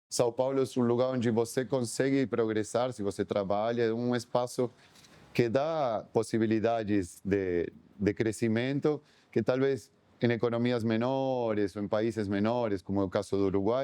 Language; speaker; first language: Portuguese; non-native, fluent; Spanish